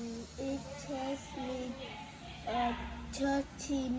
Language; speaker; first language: English; non-native, learner; Vietnamese